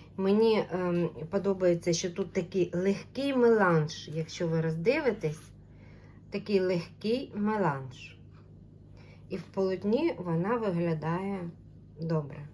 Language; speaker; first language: Ukrainian; non-native, local second language; Russian